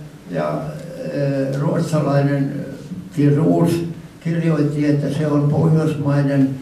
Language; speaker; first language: Finnish; non-native, local second language; Swedish